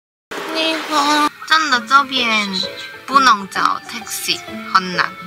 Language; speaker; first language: Chinese; non-native, fluent; Korean